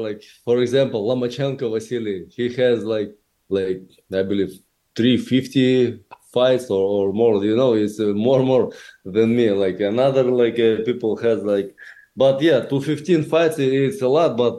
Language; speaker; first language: English; non-native, learner; Russian